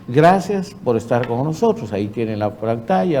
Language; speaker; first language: Spanish; native; Spanish